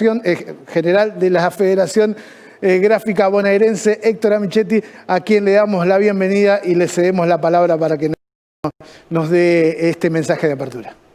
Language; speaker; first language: Spanish; native; Spanish